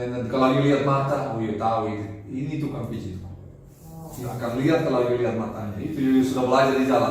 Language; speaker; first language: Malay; non-native, fluent; Dutch